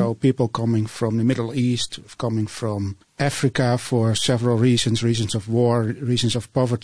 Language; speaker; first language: English; non-native, fluent; Dutch